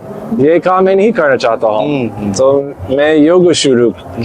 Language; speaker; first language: Hindi; non-native, learner; English